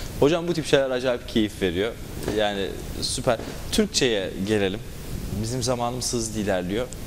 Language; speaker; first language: Turkish; native; Turkish